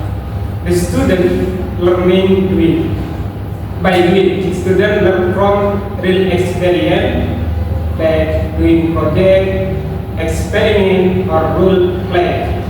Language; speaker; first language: English; non-native, learner; Indonesian